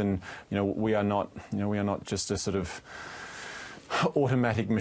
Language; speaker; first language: English; native; English